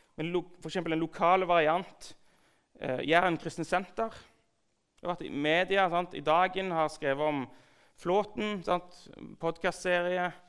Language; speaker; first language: Norwegian; native; Norwegian